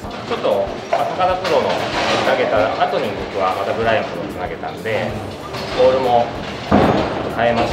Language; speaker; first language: Japanese; native; Japanese